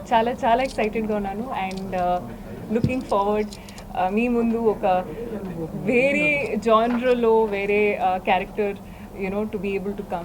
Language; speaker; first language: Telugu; non-native, learner; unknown